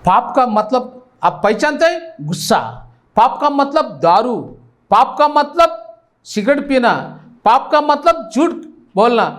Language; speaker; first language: Hindi; non-native, local second language; Telugu